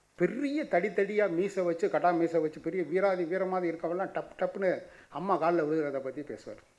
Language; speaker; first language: Tamil; native; Tamil